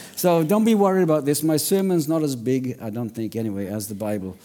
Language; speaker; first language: English; native; English